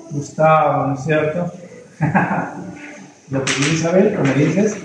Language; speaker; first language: Spanish; native; Spanish